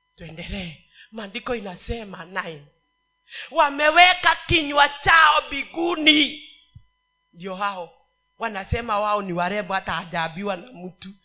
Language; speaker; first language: Swahili; non-native, local second language; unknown